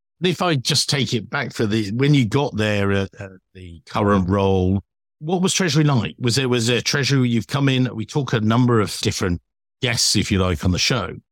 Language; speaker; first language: English; native; English